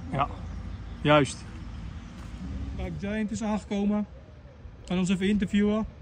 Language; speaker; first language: Dutch; native; Dutch